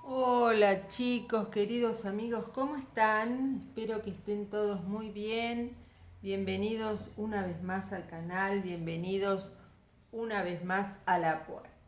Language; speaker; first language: Spanish; native; Spanish